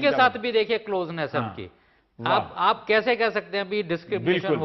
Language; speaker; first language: Hindi; native; Hindi